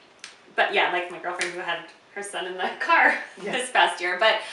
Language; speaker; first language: English; native; English